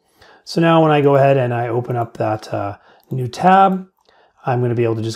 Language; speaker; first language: English; native; English